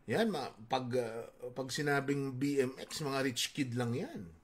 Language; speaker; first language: Filipino; non-native, local second language; Bikol